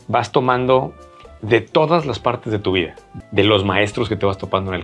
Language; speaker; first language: Spanish; native; Spanish